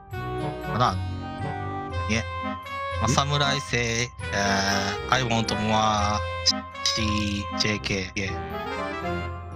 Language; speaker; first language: English; non-native, learner; Japanese